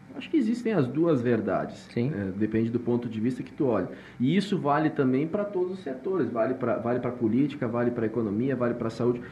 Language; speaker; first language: Portuguese; native; Portuguese